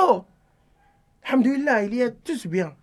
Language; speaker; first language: French; non-native, learner; Arabic